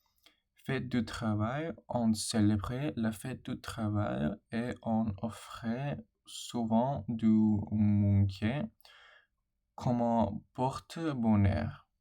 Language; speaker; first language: French; non-native, learner; English